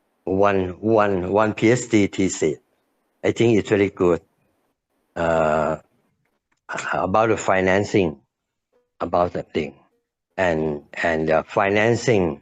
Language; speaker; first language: English; non-native, learner; Thai